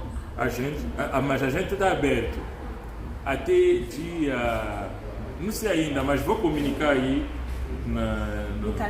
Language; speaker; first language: Portuguese; non-native, learner; Luba-Lulua